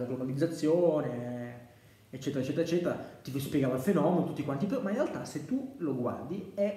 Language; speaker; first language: Italian; native; Italian